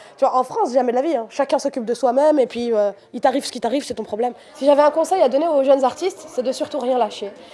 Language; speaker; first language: French; native; French